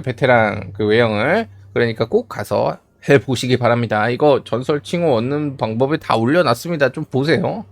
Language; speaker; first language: Korean; native; Korean